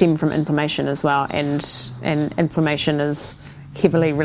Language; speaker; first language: English; native; English